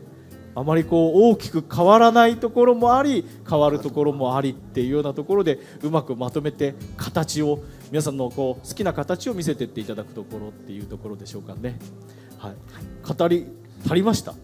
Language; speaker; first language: Japanese; native; Japanese